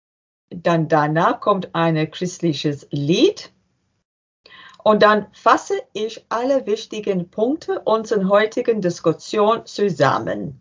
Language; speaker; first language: German; non-native, learner; English